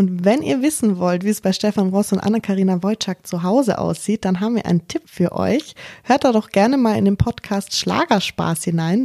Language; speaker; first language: German; native; German